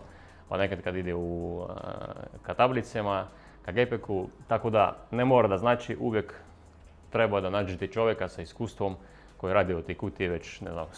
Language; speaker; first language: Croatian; non-native, fluent; Russian